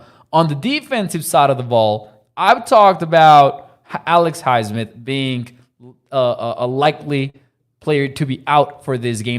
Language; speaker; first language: English; native; English